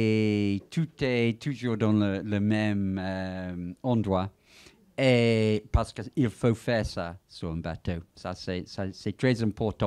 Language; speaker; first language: French; non-native, fluent; English